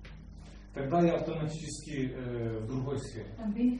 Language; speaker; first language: Russian; non-native, local second language; Ukrainian